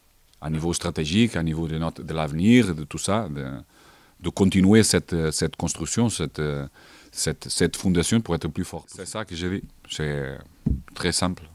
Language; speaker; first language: French; non-native, fluent; Portuguese